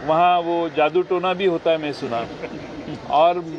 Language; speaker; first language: Hindi; non-native, local second language; Marathi